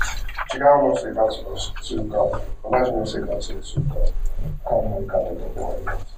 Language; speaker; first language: Japanese; non-native, learner; English